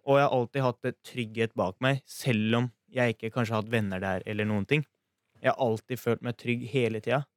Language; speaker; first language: Norwegian; early bilingual, other home language; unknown